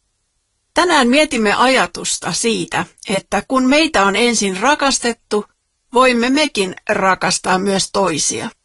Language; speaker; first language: Finnish; native; Finnish